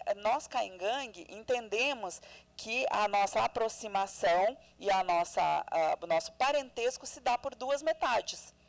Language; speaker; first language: Portuguese; non-native, local second language; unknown